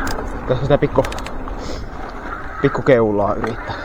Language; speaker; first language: Finnish; native; Finnish